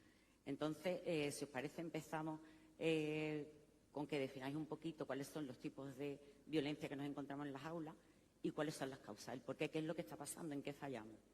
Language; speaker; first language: Spanish; native; Spanish